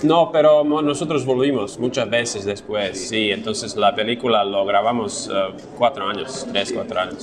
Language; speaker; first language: Spanish; non-native, fluent; Slovak